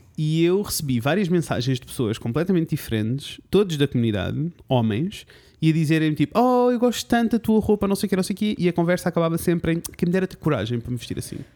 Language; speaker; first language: Portuguese; native; Portuguese